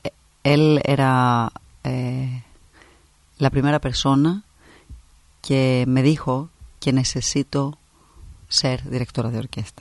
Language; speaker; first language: Spanish; non-native, fluent; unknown